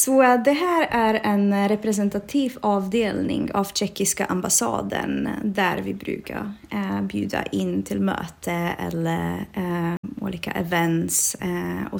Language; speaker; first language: Swedish; non-native, fluent; Czech